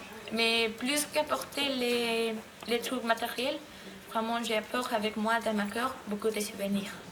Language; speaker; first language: French; non-native, learner; Spanish